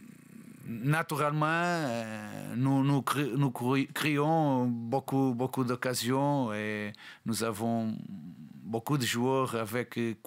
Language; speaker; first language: French; non-native, learner; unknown